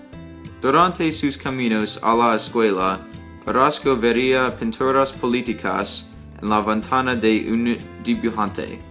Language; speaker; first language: Spanish; non-native, learner; English